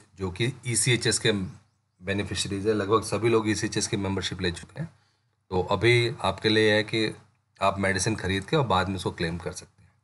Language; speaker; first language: Hindi; native; Hindi